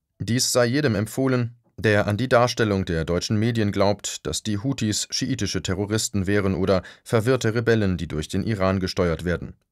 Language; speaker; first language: German; native; German